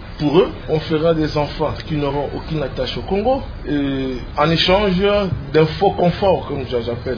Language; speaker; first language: French; non-native, local second language; Lingala